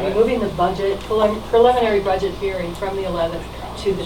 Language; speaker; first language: English; native; English